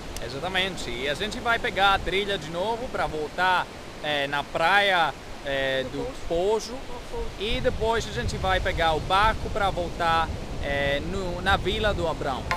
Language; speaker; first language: Portuguese; non-native, learner; Greek